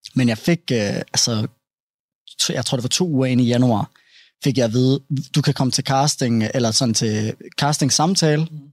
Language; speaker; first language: Danish; early bilingual, other home language; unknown